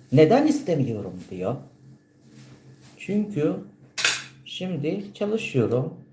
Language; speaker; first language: Turkish; non-native, learner; Filipino